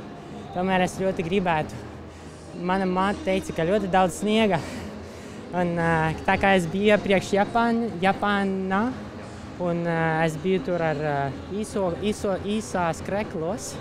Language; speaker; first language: Latvian; non-native, local second language; Russian